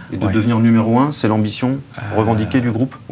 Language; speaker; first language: French; native; French